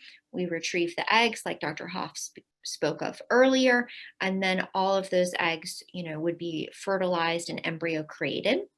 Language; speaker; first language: English; native; English